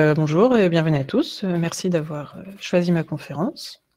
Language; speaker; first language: French; native; French